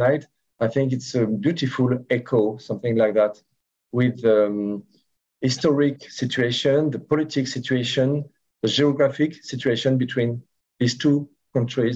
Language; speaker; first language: English; non-native, learner; French